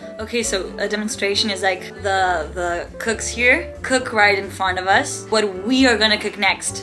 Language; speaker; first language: English; non-native, fluent; Spanish